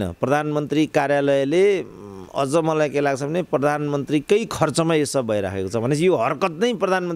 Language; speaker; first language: Nepali; native; Nepali